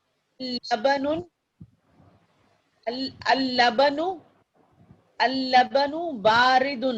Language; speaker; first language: Arabic; non-native, learner; Urdu